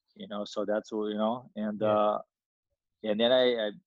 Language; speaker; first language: English; non-native, learner; Portuguese